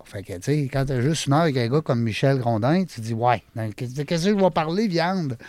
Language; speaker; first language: French; native; French